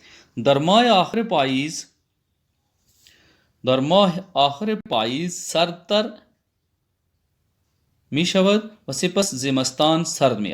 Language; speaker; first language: Persian; non-native, fluent; Urdu